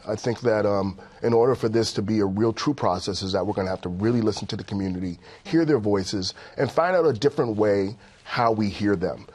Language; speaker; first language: English; native; English